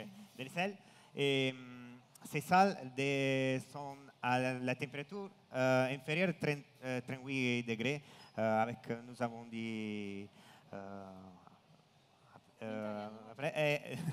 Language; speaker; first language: French; non-native, learner; Italian